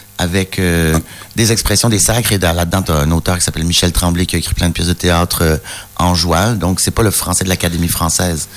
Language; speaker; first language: French; native; French